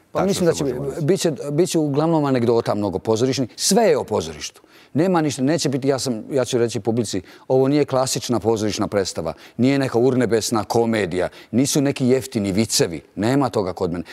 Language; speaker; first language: Bosnian; native; Bosnian